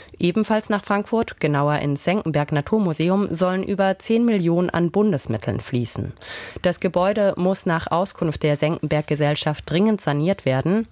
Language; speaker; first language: German; native; German